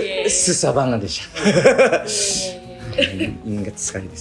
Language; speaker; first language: Indonesian; non-native, learner; Japanese